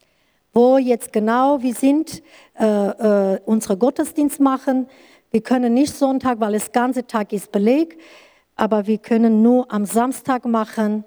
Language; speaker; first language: German; non-native, learner; Kurdish